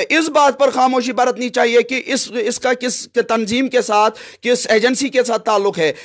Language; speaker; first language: Hindi; non-native, local second language; Kashmiri